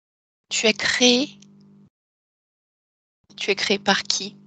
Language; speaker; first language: French; native; French